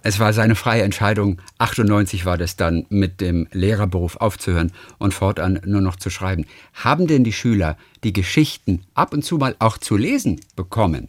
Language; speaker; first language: German; native; German